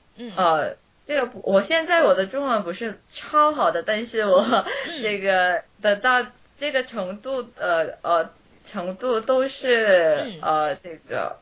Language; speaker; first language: Chinese; non-native, learner; Korean